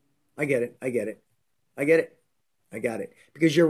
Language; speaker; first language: English; native; English